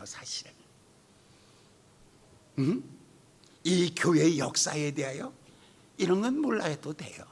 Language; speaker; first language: Korean; native; Korean